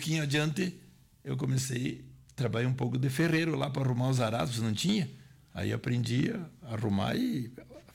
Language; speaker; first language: Portuguese; native; Portuguese